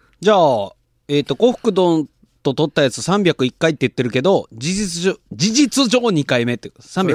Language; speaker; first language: Japanese; native; Japanese